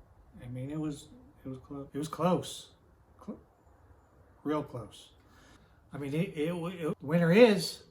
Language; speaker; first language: English; native; English